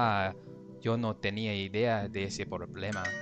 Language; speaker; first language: Spanish; non-native, learner; English